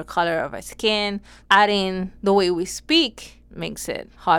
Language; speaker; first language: English; non-native, fluent; Spanish